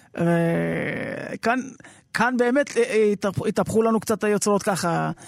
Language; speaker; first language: Hebrew; native; Hebrew